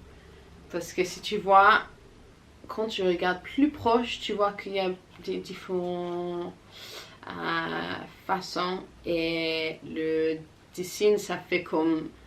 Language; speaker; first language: French; non-native, learner; English